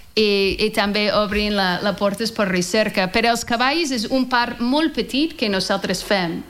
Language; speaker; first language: Catalan; non-native, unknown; English